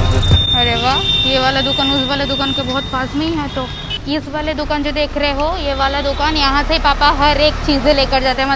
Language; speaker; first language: Hindi; non-native, local second language; Bangla